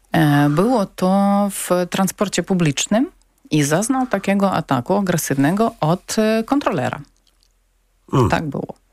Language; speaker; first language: Polish; non-native, learner; Ukrainian